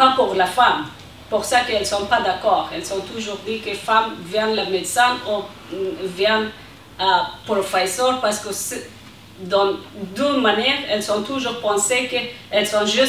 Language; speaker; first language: French; non-native, learner; Persian